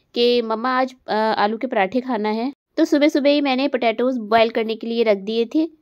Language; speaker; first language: Hindi; native; Hindi